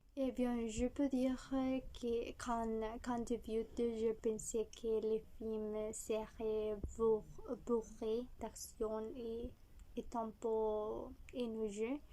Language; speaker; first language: French; non-native, learner; Spanish